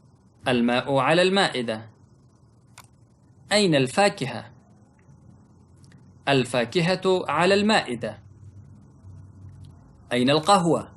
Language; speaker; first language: Arabic; non-native, fluent; Pashto